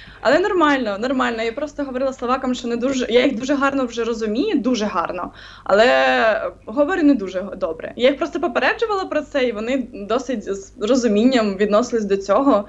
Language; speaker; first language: Ukrainian; non-native, local second language; Russian